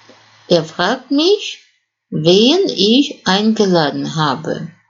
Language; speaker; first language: German; non-native, fluent; Russian